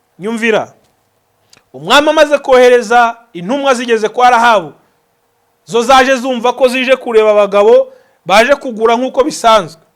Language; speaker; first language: Kinyarwanda; native; Kinyarwanda